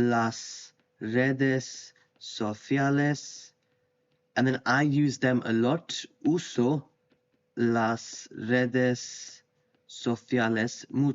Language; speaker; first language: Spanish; non-native, fluent; English